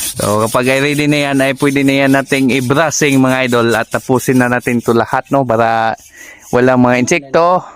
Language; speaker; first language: Filipino; non-native, local second language; Cebuano